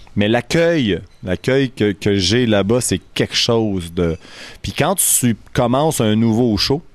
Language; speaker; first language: French; native; French